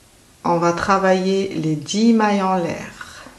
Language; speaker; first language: French; native; French